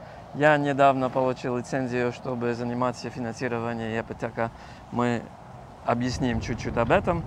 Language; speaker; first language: Russian; non-native, fluent; English